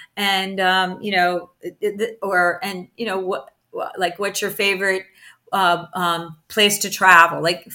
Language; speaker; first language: English; early bilingual, other home language; Italian